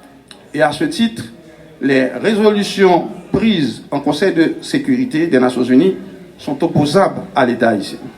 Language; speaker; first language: French; non-native, local second language; Haitian Creole